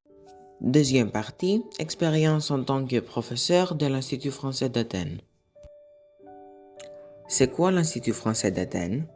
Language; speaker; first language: French; non-native, learner; Greek